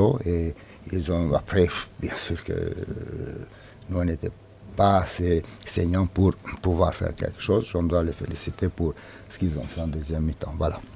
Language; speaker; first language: French; non-native, fluent; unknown